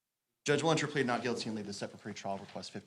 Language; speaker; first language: English; native; English